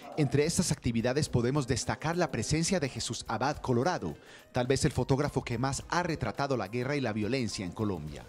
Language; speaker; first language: Spanish; native; Spanish